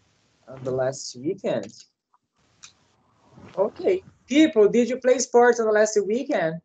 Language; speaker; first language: English; non-native, learner; Portuguese